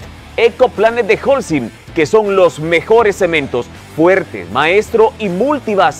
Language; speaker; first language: Spanish; native; Spanish